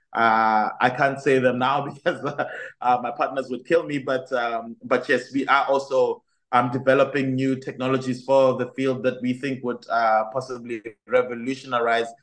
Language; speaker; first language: English; non-native, local second language; Tswana